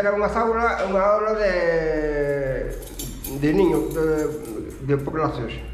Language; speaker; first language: Spanish; non-native, local second language; Galician